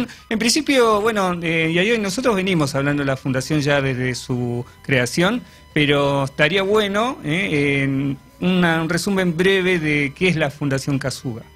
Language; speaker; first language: Spanish; native; Spanish